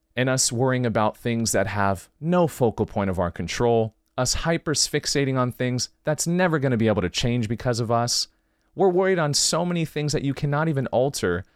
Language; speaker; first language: English; native; English